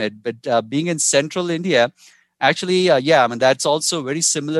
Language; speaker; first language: English; non-native, local second language; Hindi